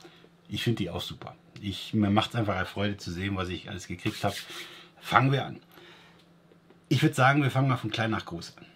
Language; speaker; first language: German; native; German